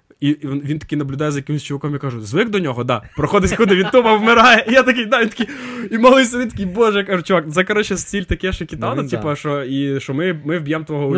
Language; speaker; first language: Ukrainian; native; Ukrainian